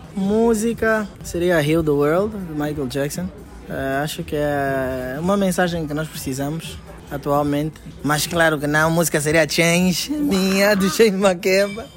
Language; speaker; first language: Portuguese; native; Portuguese